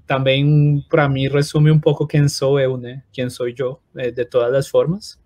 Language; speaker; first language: Portuguese; non-native, fluent; Spanish